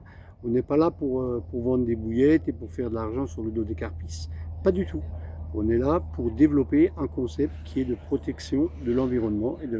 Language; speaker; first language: French; native; French